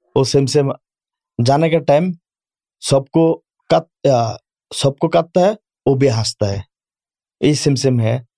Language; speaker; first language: Urdu; non-native, learner; Bangla